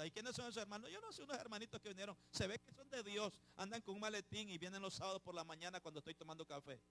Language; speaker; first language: Spanish; native; Spanish